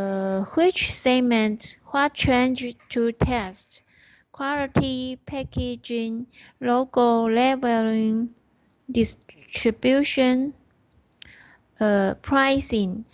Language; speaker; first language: English; non-native, learner; Chinese